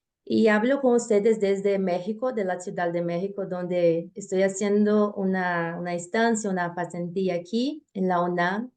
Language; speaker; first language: Spanish; non-native, fluent; Portuguese